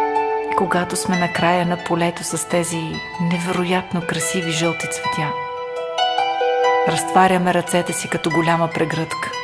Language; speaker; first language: Bulgarian; native; Bulgarian